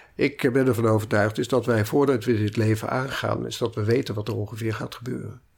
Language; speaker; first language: Dutch; native; Dutch